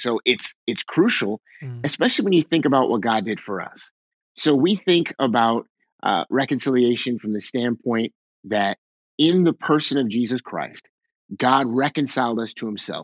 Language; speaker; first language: English; native; English